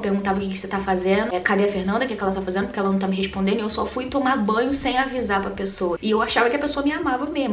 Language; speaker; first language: Portuguese; native; Portuguese